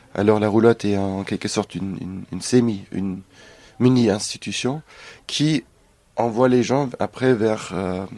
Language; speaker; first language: French; non-native, fluent; German